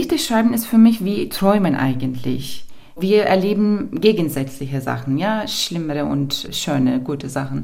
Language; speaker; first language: German; non-native, fluent; Turkish